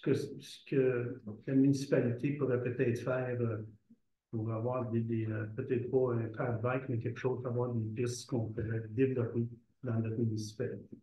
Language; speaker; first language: French; native; French